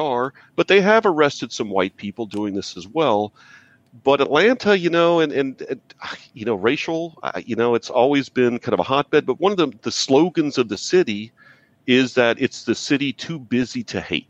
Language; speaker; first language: English; native; English